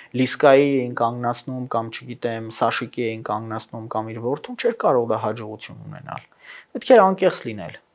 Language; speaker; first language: Armenian; native; Armenian